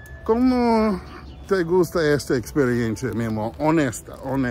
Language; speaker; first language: Spanish; non-native, learner; English